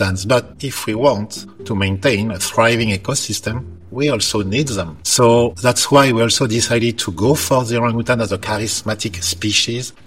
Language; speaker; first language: English; non-native, fluent; French